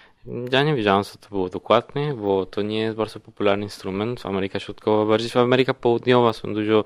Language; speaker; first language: Polish; non-native, learner; Spanish